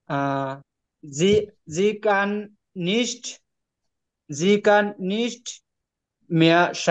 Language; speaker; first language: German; non-native, learner; Bangla